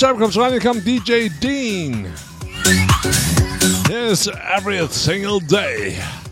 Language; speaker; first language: English; non-native, learner; German